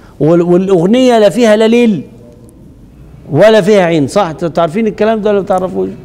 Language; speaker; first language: Arabic; native; Arabic